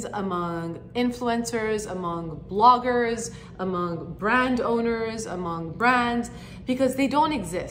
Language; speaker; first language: English; native; English